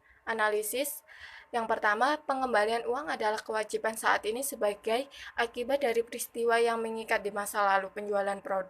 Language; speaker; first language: Indonesian; native; Indonesian